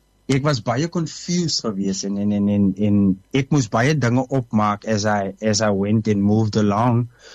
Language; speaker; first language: English; non-native, local second language; Afrikaans